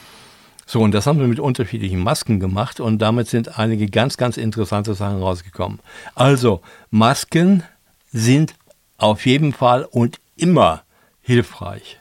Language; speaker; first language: German; native; German